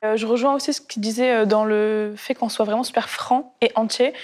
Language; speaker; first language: French; native; French